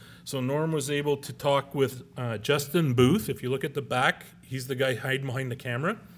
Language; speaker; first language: English; native; English